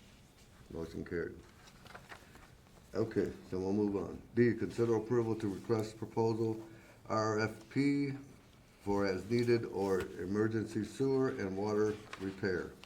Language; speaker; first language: English; native; English